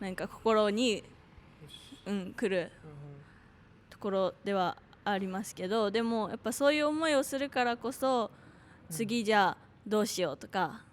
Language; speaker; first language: Japanese; native; Japanese